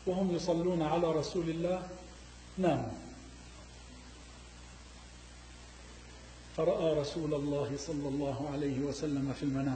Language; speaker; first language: Arabic; native; Arabic